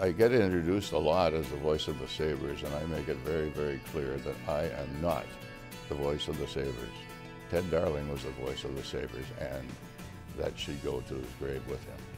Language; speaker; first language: English; native; English